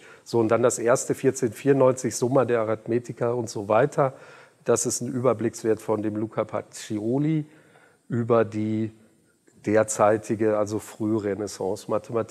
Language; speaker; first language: German; native; German